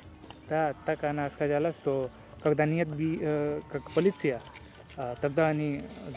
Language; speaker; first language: Russian; non-native, learner; Hindi